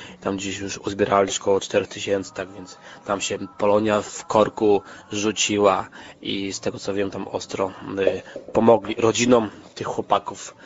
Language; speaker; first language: Polish; native; Polish